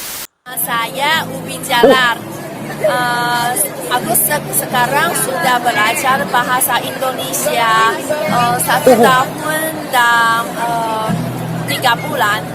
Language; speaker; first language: Indonesian; non-native, learner; Chinese